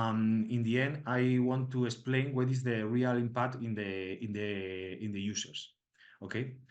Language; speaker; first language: English; non-native, learner; Spanish